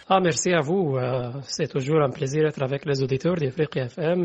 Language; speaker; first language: French; non-native, fluent; Arabic